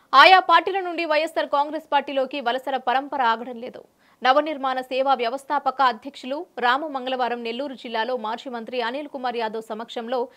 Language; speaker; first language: Telugu; native; Telugu